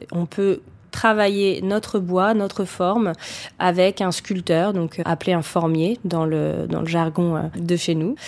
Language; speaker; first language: French; native; French